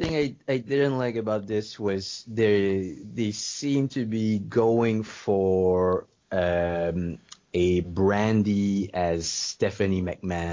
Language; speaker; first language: English; non-native, fluent; French